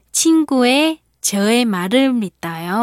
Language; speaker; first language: Korean; non-native, fluent; Vietnamese